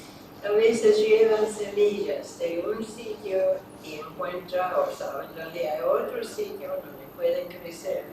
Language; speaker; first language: Spanish; non-native, fluent; English